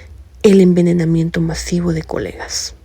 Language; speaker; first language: Spanish; native; Spanish